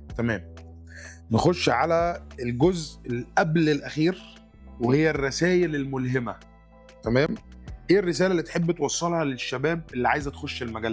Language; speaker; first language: Arabic; native; Arabic